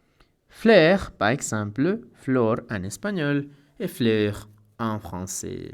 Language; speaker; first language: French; non-native, fluent; Spanish